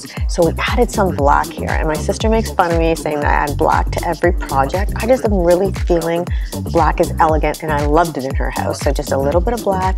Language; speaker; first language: English; native; English